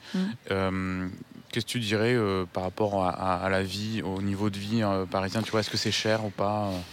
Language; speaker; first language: French; native; French